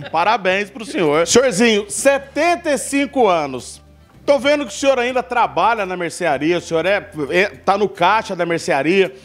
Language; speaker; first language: Portuguese; native; Portuguese